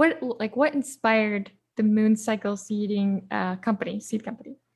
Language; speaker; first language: English; native; English